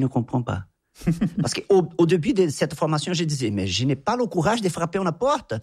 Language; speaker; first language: French; non-native, fluent; Portuguese